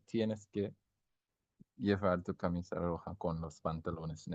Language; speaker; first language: Spanish; non-native, fluent; English